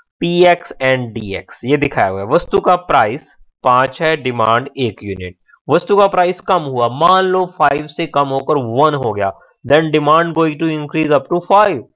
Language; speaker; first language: Hindi; native; Hindi